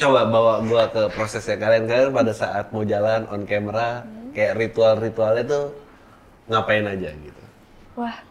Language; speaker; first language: Indonesian; native; Indonesian